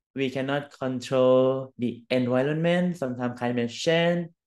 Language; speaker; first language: English; non-native, learner; Thai